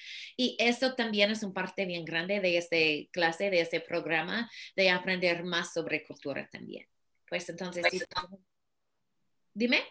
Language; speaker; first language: Spanish; non-native, fluent; English